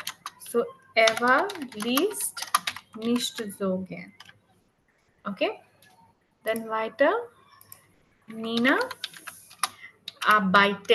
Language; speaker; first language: German; non-native, learner; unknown